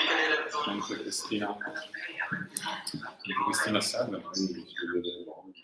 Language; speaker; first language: Italian; native; Italian